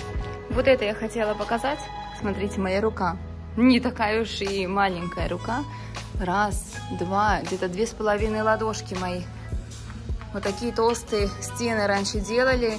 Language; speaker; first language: Russian; native; Russian